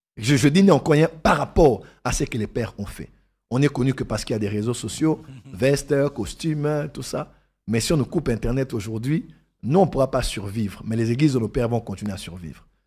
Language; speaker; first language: French; non-native, local second language; Lingala